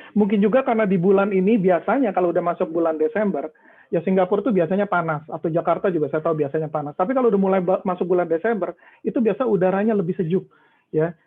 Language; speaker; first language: Indonesian; native; Indonesian